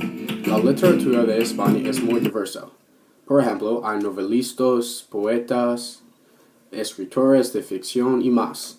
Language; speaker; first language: Spanish; non-native, learner; English